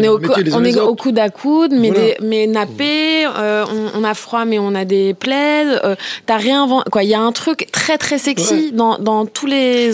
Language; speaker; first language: French; native; French